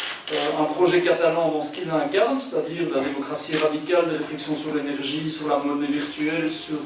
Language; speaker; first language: French; native; French